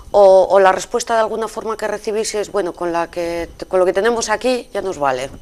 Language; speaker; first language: Spanish; native; Spanish